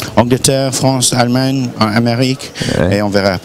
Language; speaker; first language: French; non-native, learner; English